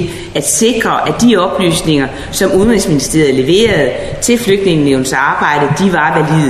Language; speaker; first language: Danish; native; Danish